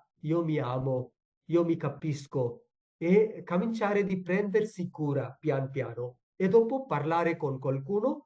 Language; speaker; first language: Italian; non-native, fluent; Tamil